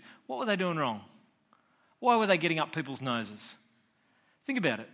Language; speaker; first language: English; native; English